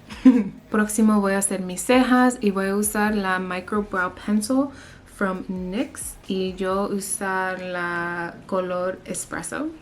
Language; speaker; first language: Spanish; early bilingual, heritage; English